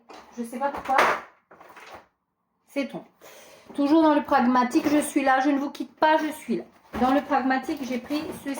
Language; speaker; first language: French; native; French